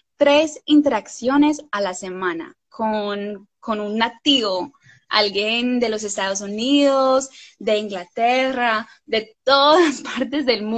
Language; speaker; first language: Spanish; non-native, fluent; English